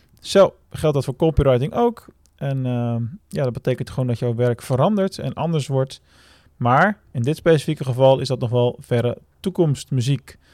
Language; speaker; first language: Dutch; native; Dutch